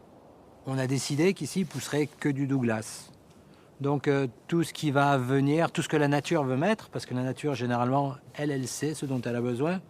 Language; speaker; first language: French; native; French